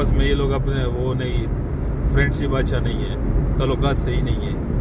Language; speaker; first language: Hindi; non-native, local second language; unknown